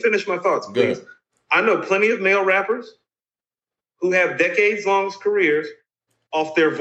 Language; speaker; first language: English; native; English